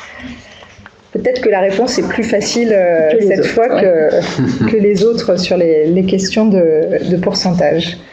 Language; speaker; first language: French; native; French